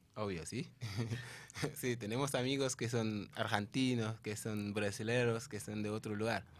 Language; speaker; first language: Spanish; non-native, fluent; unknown